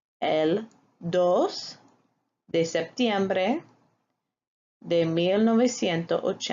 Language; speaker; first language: Spanish; non-native, fluent; English